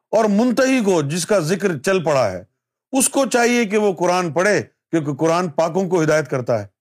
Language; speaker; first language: Urdu; native; Urdu